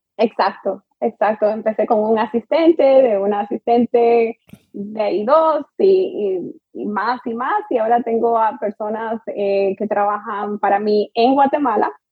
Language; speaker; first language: Spanish; early bilingual, heritage; Spanish